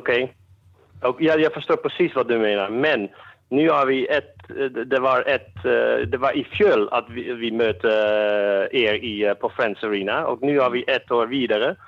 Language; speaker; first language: Swedish; non-native, fluent; Dutch